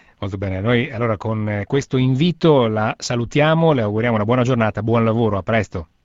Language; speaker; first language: Italian; native; Italian